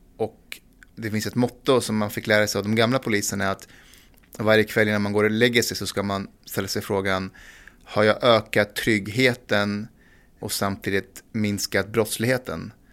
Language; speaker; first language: Swedish; early bilingual, other home language; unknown